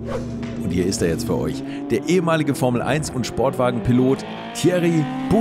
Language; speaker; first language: German; native; German